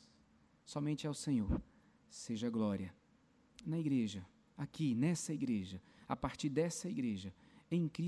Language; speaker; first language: Portuguese; native; Portuguese